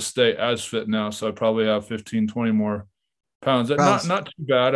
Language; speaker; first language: English; native; English